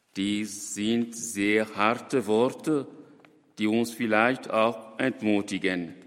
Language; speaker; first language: German; non-native, fluent; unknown